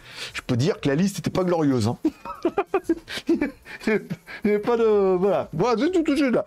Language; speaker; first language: French; native; French